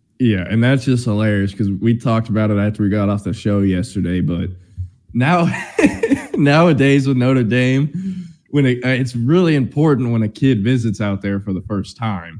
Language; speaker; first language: English; native; English